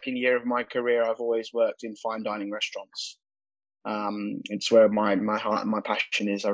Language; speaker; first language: English; native; English